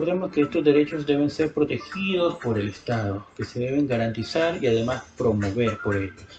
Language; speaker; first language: Spanish; native; Spanish